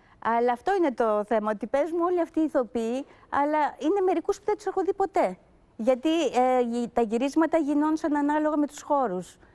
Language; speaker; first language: Greek; early bilingual, heritage; Greek